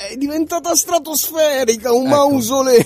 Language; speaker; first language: Italian; native; Italian